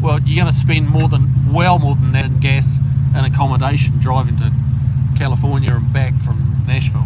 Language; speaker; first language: English; native; English